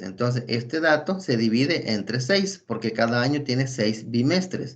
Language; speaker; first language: Spanish; native; Spanish